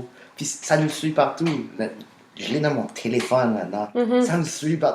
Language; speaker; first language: French; native; French